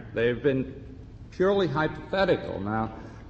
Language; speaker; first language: English; native; English